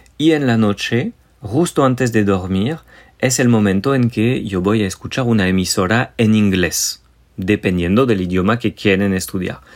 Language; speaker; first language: Spanish; non-native, fluent; French